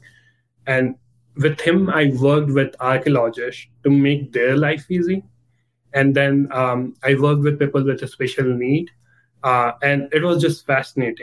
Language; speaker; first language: English; non-native, local second language; Hindi